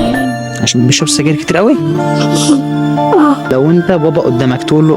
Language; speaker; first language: Arabic; native; Arabic